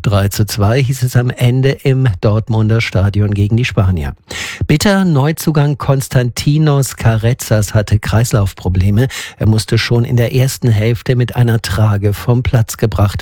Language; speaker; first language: German; native; German